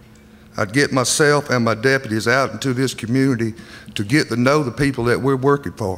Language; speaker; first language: English; native; English